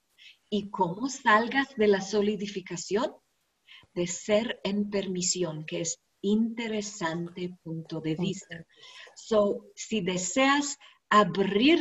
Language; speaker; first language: Spanish; non-native, learner; English